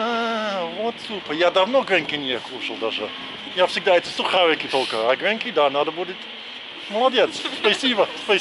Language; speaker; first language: Russian; non-native, fluent; English